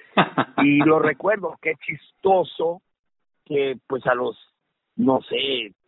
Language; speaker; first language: Spanish; early bilingual, heritage; Spanish